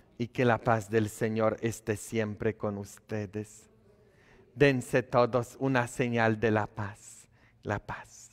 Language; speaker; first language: Spanish; non-native, fluent; Polish